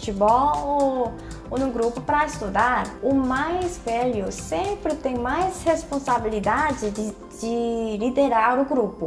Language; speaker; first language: Portuguese; non-native, fluent; Korean